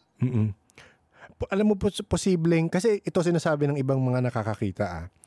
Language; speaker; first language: Filipino; native; Filipino